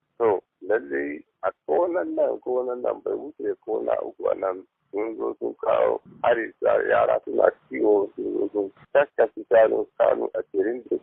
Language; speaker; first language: Hausa; non-native, local second language; Fula